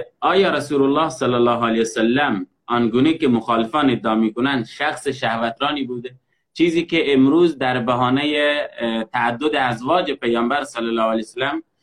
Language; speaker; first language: Persian; native; Persian